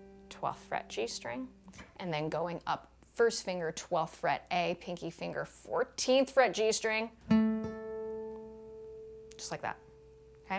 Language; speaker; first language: English; native; English